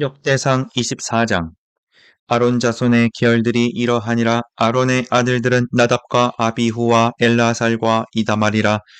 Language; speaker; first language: Korean; native; Korean